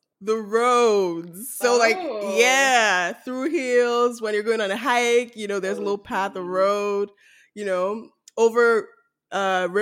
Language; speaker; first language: English; non-native, local second language; Yoruba